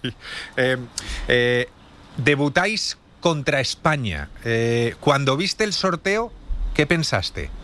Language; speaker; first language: Spanish; native; Spanish